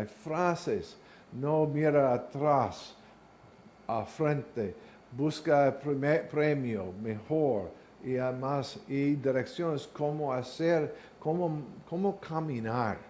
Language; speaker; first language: Spanish; non-native, learner; English